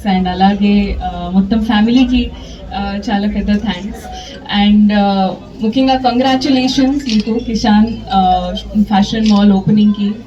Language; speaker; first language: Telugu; non-native, learner; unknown